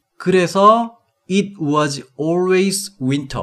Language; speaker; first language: English; non-native, fluent; Korean